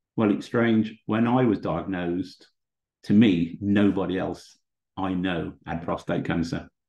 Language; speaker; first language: English; native; English